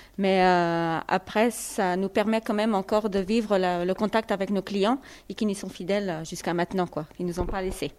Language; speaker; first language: French; non-native, fluent; Portuguese